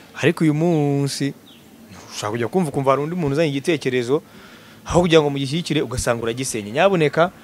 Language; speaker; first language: Kinyarwanda; native; Kinyarwanda